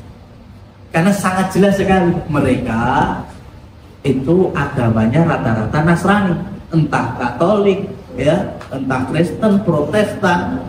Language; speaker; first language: Indonesian; native; Indonesian